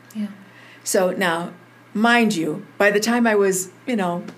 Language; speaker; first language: English; early bilingual, other home language; Spanish